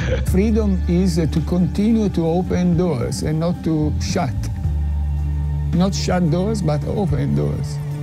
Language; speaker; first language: English; non-native, fluent; Italian